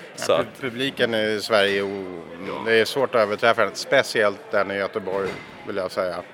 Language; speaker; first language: Swedish; non-native, fluent; English